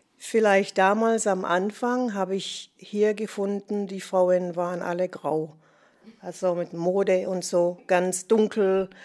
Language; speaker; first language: German; non-native, fluent; English